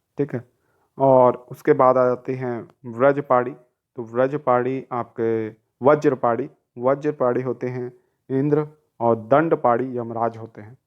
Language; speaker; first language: Hindi; native; Hindi